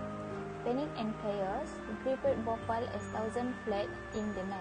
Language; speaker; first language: English; non-native, local second language; Malay